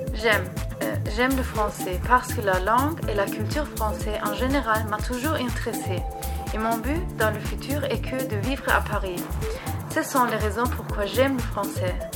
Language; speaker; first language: French; non-native, learner; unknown